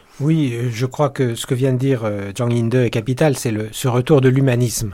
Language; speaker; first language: French; native; French